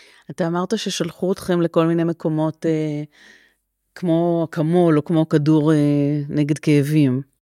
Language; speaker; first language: Hebrew; native; Hebrew